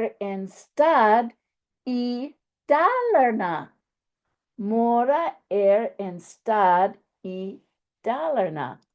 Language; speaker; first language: Swedish; non-native, fluent; English